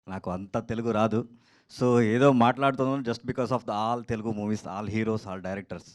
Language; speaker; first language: Telugu; non-native, learner; Kannada